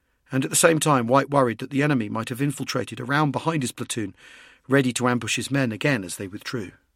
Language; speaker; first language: English; native; English